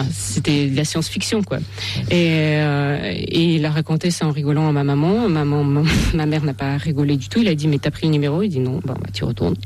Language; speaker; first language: French; non-native, fluent; Russian